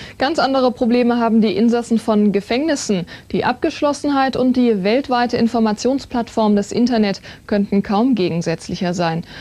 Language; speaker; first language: German; native; German